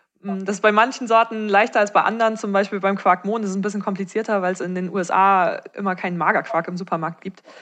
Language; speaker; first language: German; native; German